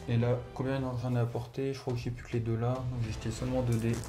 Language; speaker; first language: French; native; French